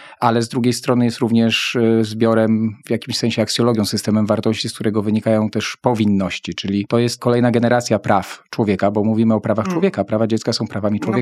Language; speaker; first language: Polish; native; Polish